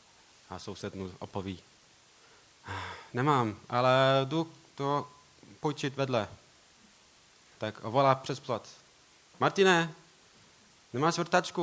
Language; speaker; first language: Czech; non-native, learner; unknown